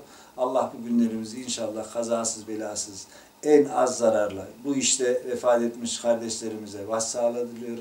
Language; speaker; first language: Turkish; native; Turkish